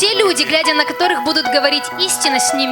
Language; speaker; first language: Russian; native; Russian